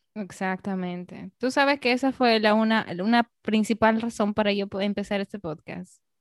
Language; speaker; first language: Spanish; native; Spanish